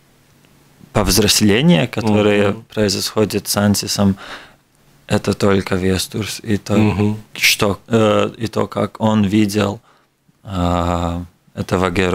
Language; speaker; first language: Russian; non-native, local second language; Latvian